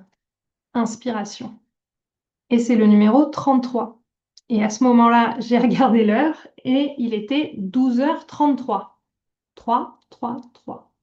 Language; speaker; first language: French; native; French